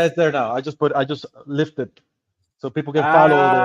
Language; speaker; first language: English; non-native, fluent; Spanish